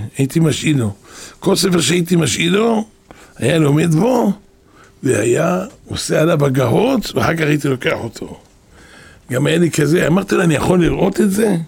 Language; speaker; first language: Hebrew; native; Hebrew